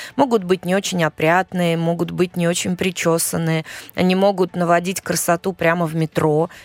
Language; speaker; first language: Russian; native; Russian